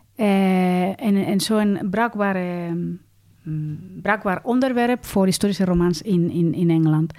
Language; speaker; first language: Dutch; non-native, fluent; Spanish